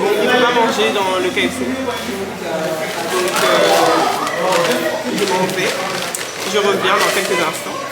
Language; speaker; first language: French; native; French